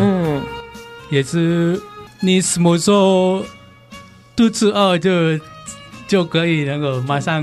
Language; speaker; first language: Chinese; non-native, learner; Balinese